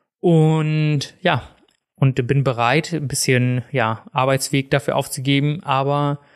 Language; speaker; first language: German; native; German